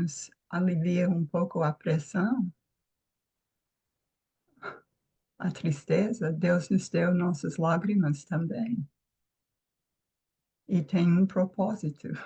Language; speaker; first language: Portuguese; non-native, fluent; English